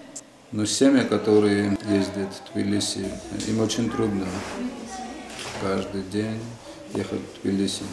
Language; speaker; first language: Russian; non-native, fluent; Georgian